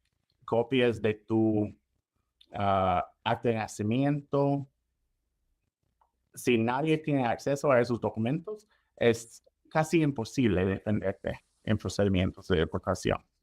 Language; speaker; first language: Spanish; non-native, fluent; English